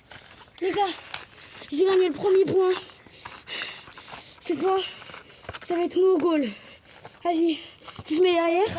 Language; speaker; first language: French; native; French